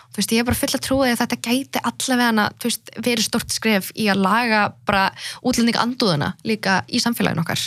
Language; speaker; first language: Icelandic; early bilingual, other home language; Central Kurdish